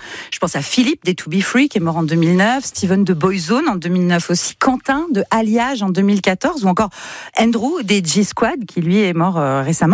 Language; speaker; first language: French; native; French